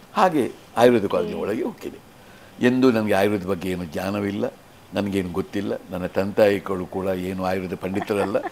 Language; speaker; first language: Kannada; non-native, local second language; Tulu